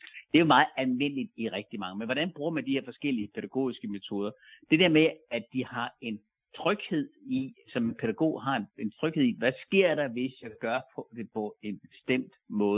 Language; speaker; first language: Danish; native; Danish